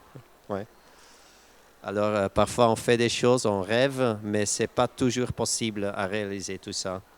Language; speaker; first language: French; non-native, local second language; Dutch